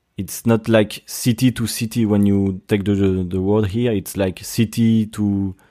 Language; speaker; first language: English; non-native, fluent; French